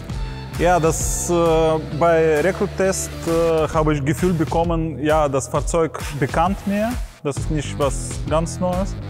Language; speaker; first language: German; non-native, learner; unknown